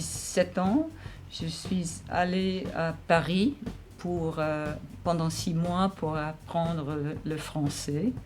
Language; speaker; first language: French; non-native, fluent; English